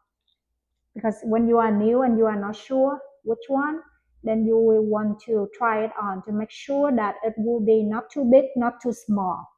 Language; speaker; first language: English; non-native, fluent; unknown